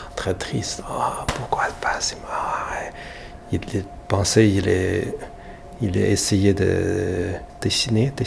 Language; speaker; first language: French; non-native, learner; Chinese